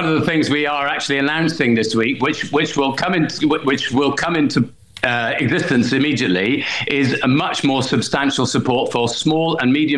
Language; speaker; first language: English; native; English